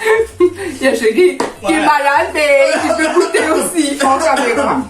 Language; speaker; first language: French; native; French